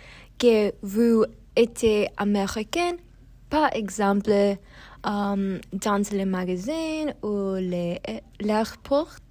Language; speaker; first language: French; non-native, learner; English